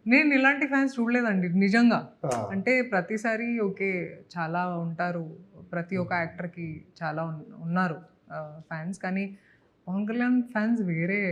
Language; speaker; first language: Telugu; non-native, local second language; Hindi